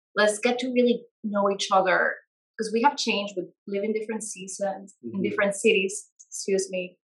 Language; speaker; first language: English; non-native, fluent; Spanish